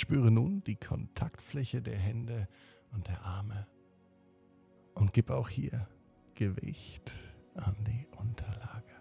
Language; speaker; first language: German; native; German